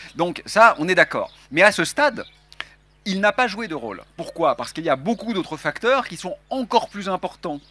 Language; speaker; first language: French; native; French